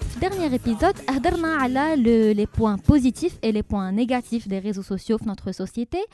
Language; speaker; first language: French; non-native, local second language; Arabic